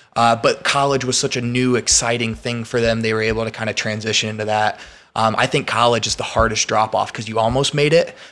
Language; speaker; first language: English; native; English